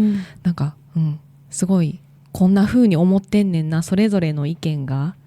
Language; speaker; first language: Japanese; native; Japanese